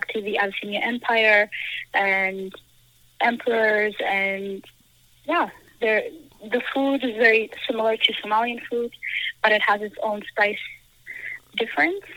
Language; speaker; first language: English; native; English